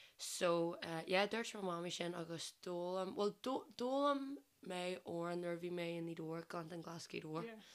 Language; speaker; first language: Irish; non-native, local second language; English